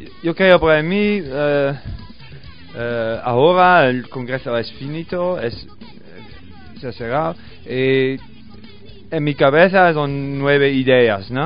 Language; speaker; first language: Spanish; non-native, learner; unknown